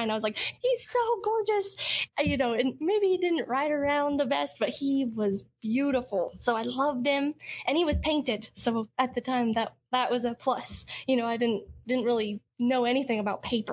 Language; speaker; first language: English; native; English